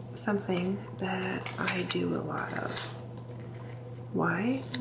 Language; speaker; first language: English; native; English